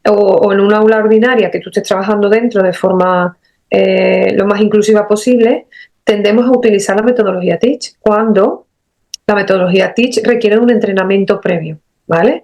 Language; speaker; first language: Spanish; native; Spanish